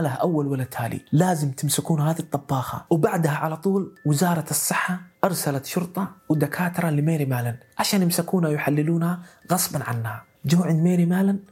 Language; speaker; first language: Arabic; native; Arabic